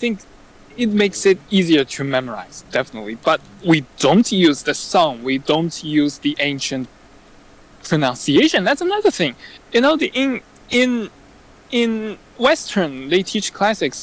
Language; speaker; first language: English; non-native, fluent; Chinese